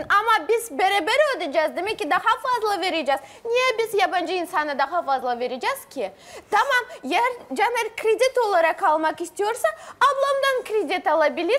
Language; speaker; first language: Turkish; non-native, learner; Russian